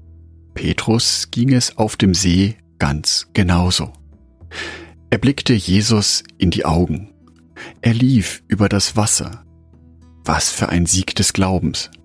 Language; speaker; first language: German; native; German